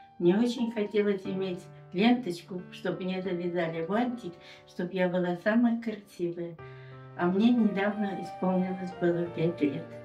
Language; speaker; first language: Russian; native; Russian